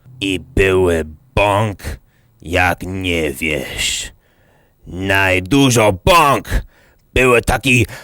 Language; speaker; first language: Polish; non-native, learner; English